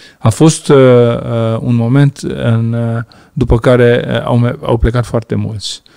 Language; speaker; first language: Romanian; non-native, local second language; Hungarian